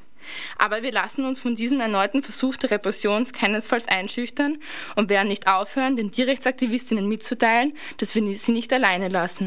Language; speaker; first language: German; native; German